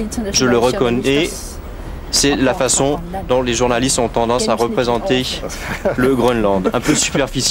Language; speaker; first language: French; non-native, fluent; Kalaallisut